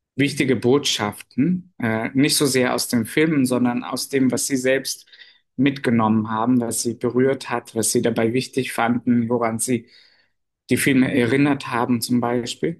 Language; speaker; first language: German; non-native, fluent; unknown